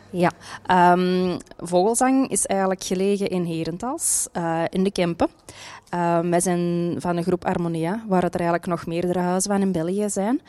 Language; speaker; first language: Dutch; native; Dutch